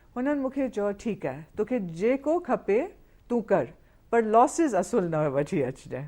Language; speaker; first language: Sindhi; early bilingual, heritage; Sindhi